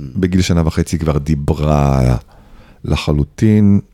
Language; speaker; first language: Hebrew; native; Hebrew